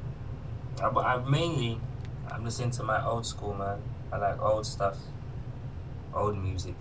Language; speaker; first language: English; native; English